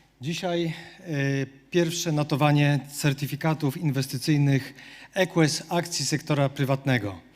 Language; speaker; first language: Polish; native; Polish